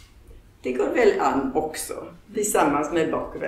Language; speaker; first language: Swedish; non-native, fluent; Polish